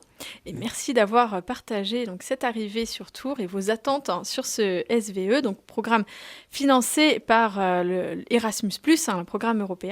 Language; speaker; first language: French; native; French